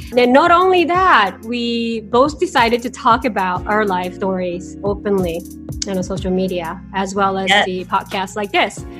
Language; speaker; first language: English; non-native, fluent; Japanese